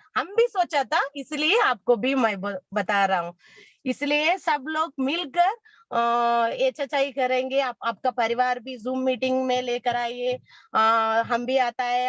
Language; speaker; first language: Hindi; non-native, local second language; Kannada